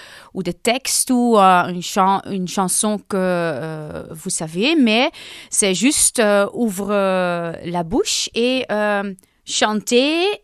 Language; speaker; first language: French; non-native, local second language; Dutch